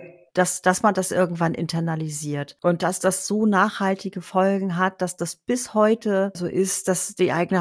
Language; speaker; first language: German; native; German